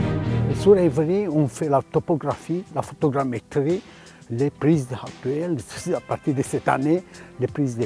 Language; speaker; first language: French; non-native, fluent; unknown